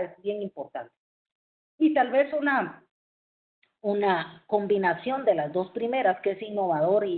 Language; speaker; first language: Spanish; native; Spanish